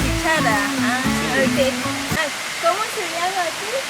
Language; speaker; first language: Spanish; non-native, learner; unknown